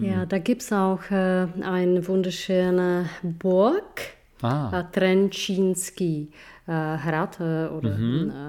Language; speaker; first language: German; non-native, fluent; Czech